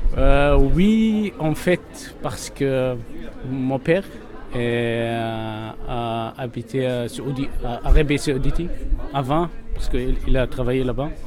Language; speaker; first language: French; non-native, learner; Arabic